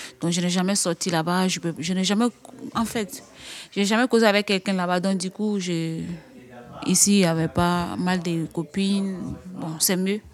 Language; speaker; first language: French; non-native, learner; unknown